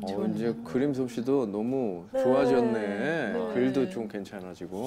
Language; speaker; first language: Korean; native; Korean